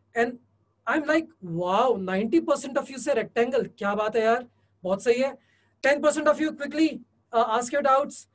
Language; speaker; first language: English; non-native, local second language; Hindi